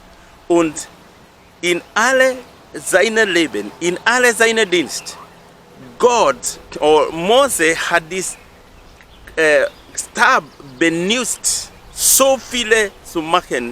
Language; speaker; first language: German; non-native, learner; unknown